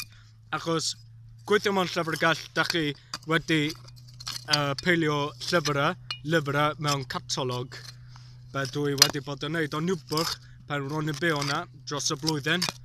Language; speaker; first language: Welsh; non-native, learner; English